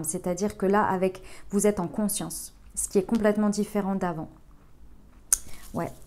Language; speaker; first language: French; native; French